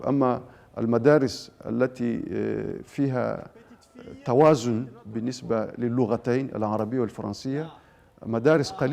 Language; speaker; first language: Arabic; non-native, local second language; Comorian